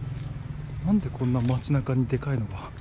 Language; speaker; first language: Japanese; native; Japanese